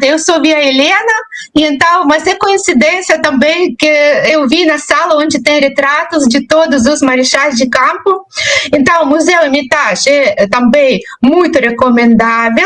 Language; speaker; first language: Portuguese; non-native, fluent; Russian